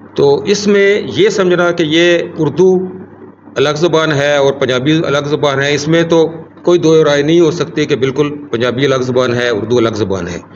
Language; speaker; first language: Urdu; non-native, local second language; Punjabi